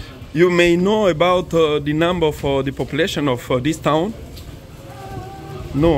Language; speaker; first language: English; non-native, learner; Lingala